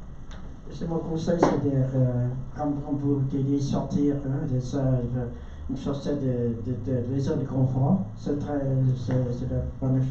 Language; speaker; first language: French; non-native, learner; Vietnamese